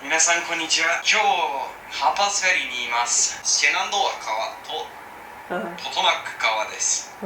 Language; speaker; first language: Japanese; non-native, learner; English